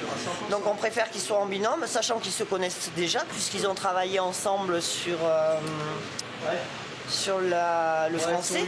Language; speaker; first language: French; native; French